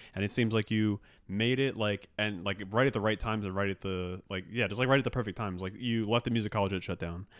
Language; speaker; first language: English; native; English